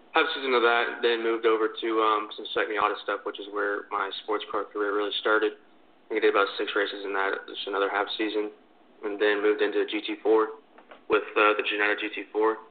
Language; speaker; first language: English; native; English